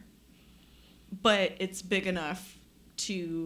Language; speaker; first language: English; native; English